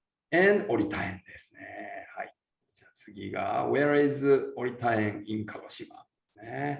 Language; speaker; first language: Japanese; native; Japanese